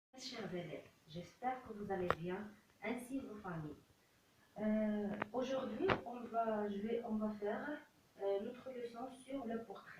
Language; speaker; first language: French; non-native, local second language; Arabic